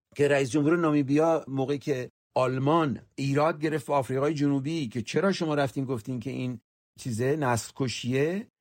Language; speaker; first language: Persian; native; Persian